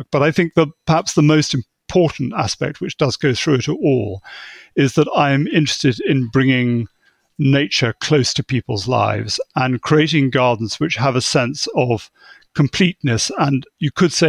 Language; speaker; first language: English; native; English